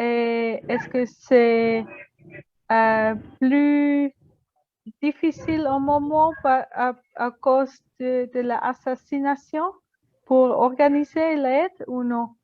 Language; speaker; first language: French; non-native, learner; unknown